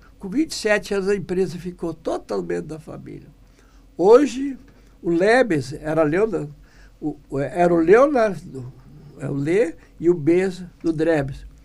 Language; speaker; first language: Portuguese; non-native, local second language; German